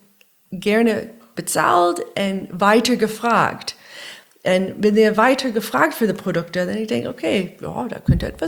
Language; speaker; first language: German; non-native, learner; English